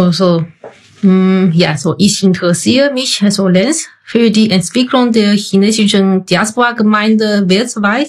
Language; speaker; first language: German; non-native, fluent; Chinese